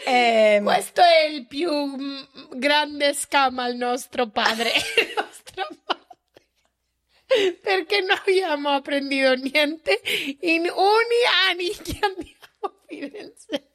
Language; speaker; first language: Italian; non-native, learner; Spanish